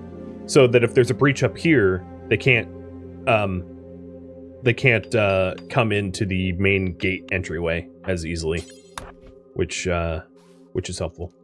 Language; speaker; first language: English; native; English